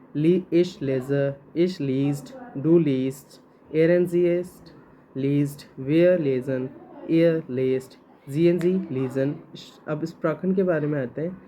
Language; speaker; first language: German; non-native, learner; Hindi